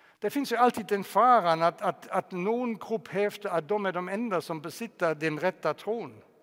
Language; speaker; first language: Swedish; non-native, fluent; German